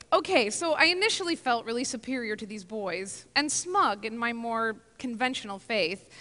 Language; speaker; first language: English; native; English